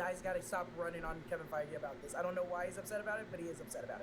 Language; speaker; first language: English; native; English